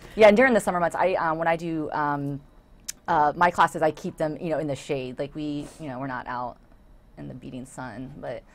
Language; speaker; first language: English; native; English